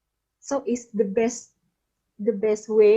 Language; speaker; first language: English; non-native, learner; Indonesian